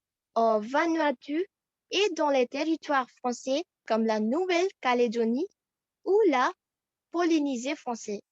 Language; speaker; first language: French; non-native, fluent; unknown